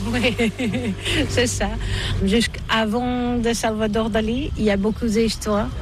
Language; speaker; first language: French; non-native, fluent; Catalan